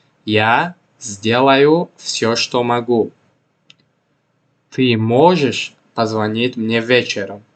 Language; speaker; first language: Russian; non-native, local second language; Tajik